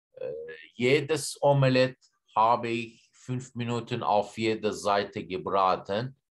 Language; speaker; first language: German; non-native, fluent; Turkish